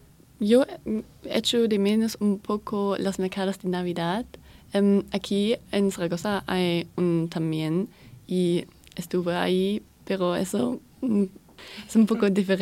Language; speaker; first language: Spanish; non-native, learner; German